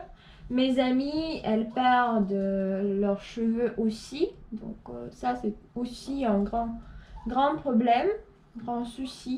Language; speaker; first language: French; non-native, fluent; Russian